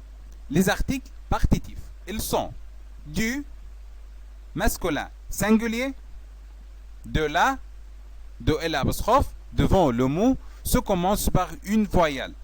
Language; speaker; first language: French; non-native, fluent; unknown